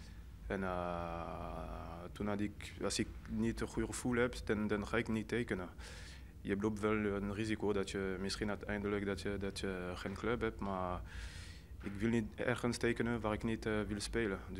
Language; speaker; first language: Dutch; non-native, fluent; French